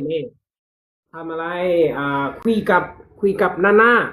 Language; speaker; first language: Thai; non-native, learner; Korean